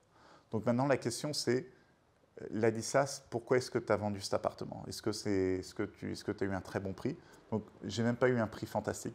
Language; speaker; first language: French; native; French